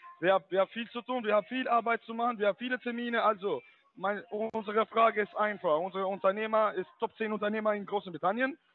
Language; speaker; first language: German; non-native, learner; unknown